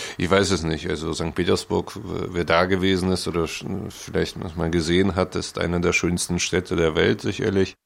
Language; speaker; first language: German; early bilingual, other home language; Russian